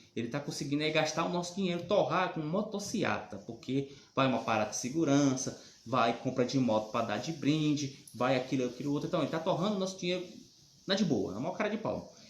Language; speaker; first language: Portuguese; native; Portuguese